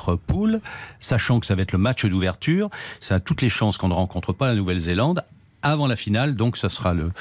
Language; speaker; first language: French; native; French